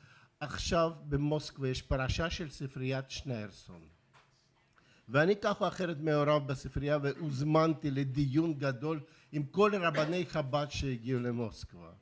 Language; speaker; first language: Hebrew; non-native, fluent; Russian